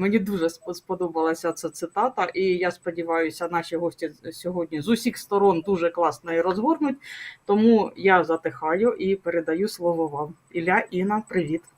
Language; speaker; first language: Ukrainian; native; Ukrainian